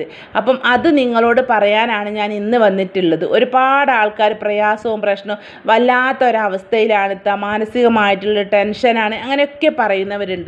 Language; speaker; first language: Malayalam; native; Malayalam